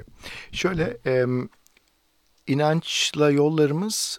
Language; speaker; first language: Turkish; native; Turkish